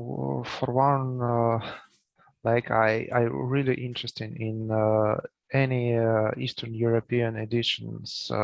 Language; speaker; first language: English; non-native, learner; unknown